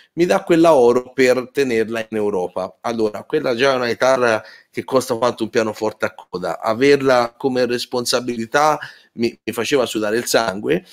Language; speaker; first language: Italian; native; Italian